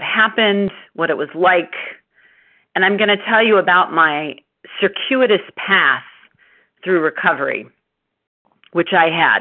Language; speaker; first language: English; native; English